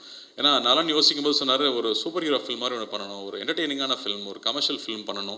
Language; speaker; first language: Tamil; native; Tamil